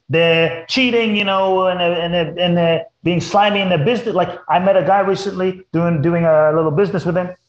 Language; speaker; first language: English; native; English